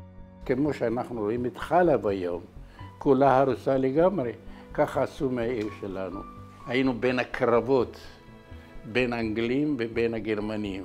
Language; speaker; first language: Hebrew; non-native, fluent; Arabic